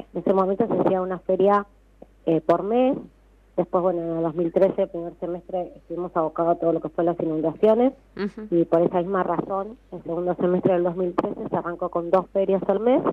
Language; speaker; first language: Spanish; native; Spanish